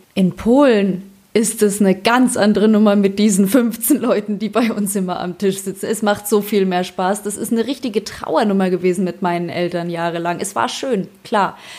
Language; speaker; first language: German; early bilingual, other home language; Polish